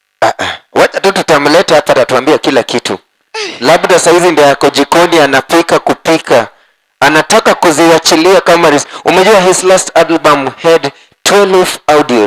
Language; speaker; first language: Swahili; non-native, local second language; Luo (Kenya and Tanzania)